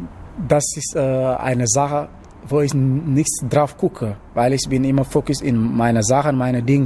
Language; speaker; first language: German; non-native, learner; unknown